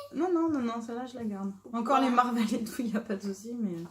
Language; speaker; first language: French; native; French